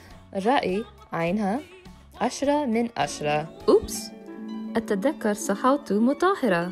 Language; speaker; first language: Arabic; non-native, learner; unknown